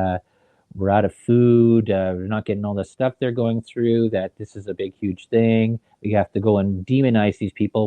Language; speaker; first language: English; native; English